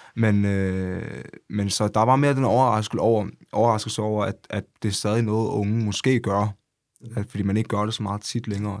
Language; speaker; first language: Danish; early bilingual, other home language; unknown